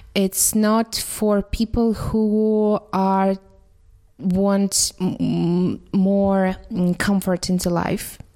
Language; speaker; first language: English; non-native, fluent; Russian